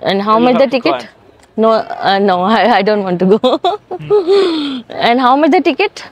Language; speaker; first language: English; non-native, learner; Hindi